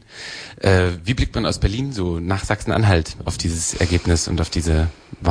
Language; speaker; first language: German; native; German